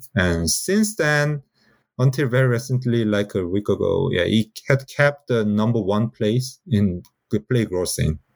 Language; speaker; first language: English; non-native, fluent; Korean